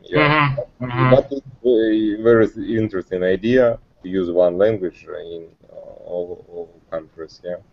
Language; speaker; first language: English; non-native, learner; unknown